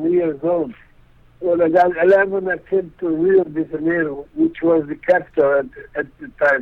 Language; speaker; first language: English; non-native, fluent; Portuguese